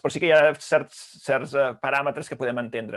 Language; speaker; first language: Catalan; native; Catalan